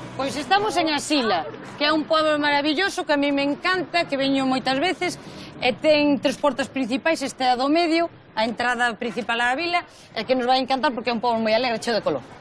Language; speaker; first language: Galician; native; Galician